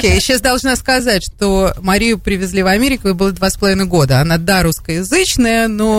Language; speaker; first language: Russian; native; Russian